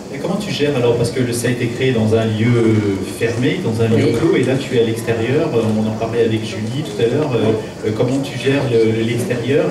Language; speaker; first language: French; native; French